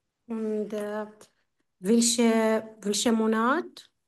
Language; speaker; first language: German; non-native, fluent; Arabic